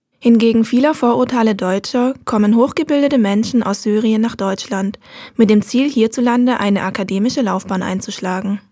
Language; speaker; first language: German; native; German